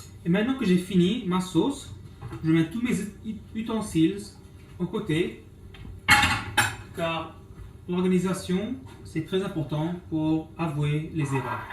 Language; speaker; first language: French; non-native, local second language; English